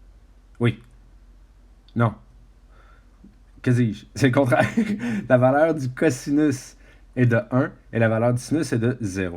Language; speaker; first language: French; native; French